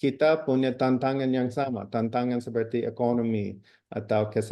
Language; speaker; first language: Indonesian; non-native, fluent; English